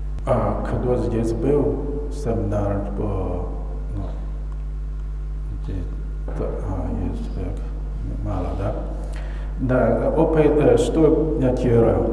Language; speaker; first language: Russian; non-native, learner; Chinese